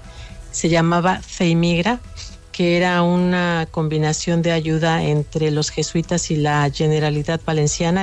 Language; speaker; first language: Spanish; native; Spanish